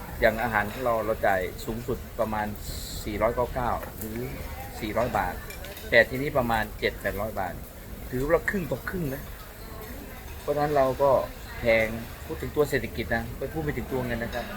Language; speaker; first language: Thai; native; Thai